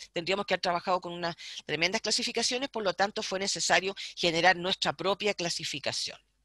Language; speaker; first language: Spanish; native; Spanish